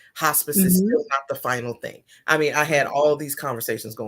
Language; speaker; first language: English; native; English